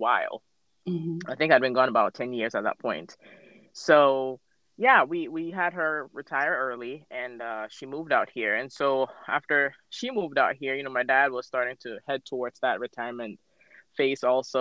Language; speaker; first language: English; non-native, local second language; Akan